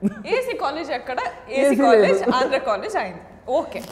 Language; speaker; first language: Telugu; non-native, learner; Kannada